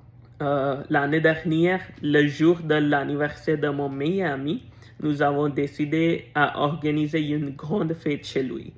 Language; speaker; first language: French; non-native, learner; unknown